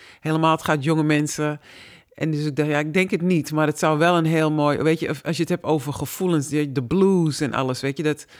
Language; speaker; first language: Dutch; native; Dutch